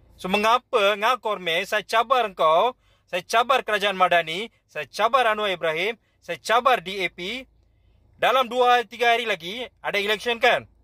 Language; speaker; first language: Malay; non-native, local second language; Tamil